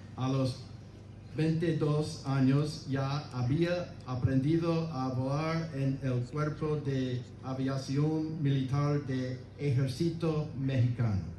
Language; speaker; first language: Spanish; non-native, learner; English